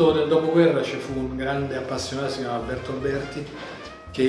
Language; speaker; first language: Italian; native; Italian